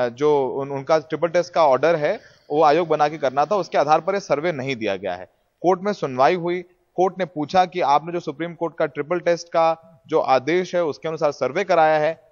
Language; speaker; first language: Hindi; native; Hindi